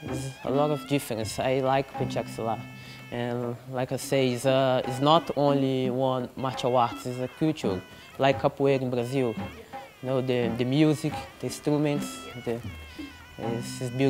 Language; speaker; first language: English; non-native, learner; Portuguese